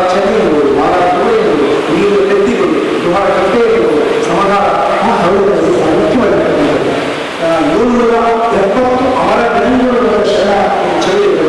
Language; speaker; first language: Kannada; native; Kannada